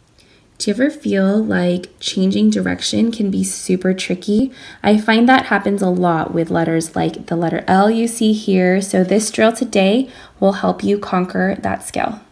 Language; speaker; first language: English; native; English